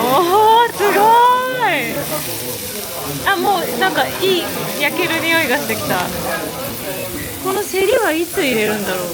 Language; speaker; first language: Japanese; native; Japanese